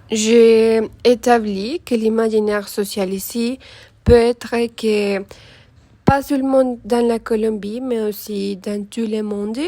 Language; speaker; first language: French; non-native, learner; Spanish